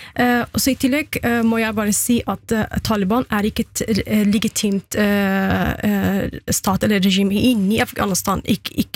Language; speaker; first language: Norwegian; non-native, fluent; Persian